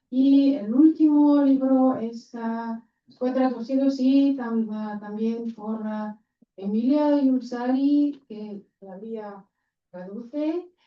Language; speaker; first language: Spanish; non-native, fluent; Bulgarian